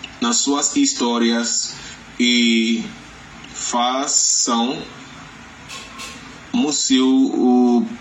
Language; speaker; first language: Portuguese; non-native, learner; Yoruba